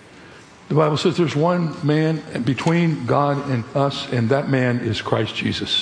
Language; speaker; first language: English; native; English